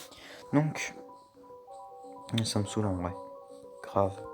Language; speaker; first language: French; native; French